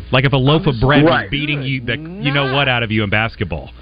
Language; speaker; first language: English; native; English